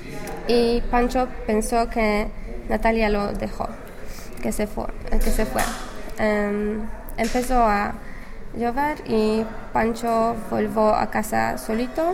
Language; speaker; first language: Spanish; non-native, learner; English